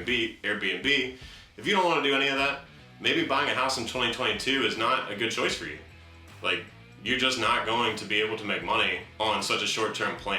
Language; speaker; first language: English; native; English